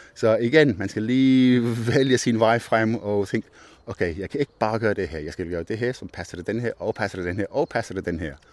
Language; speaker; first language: Danish; non-native, fluent; English